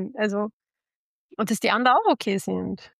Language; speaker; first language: German; non-native, fluent; Arabic